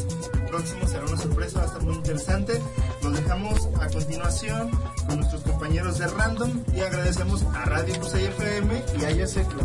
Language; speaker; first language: Spanish; native; Spanish